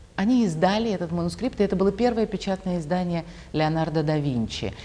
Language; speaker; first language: Russian; native; Russian